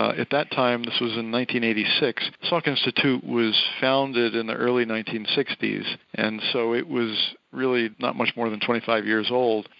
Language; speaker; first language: English; native; English